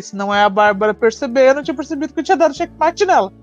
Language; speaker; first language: Portuguese; native; Portuguese